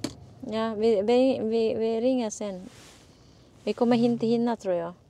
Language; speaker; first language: Swedish; non-native, learner; Filipino